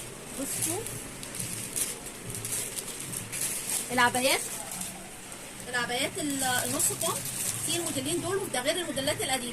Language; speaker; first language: Arabic; native; Arabic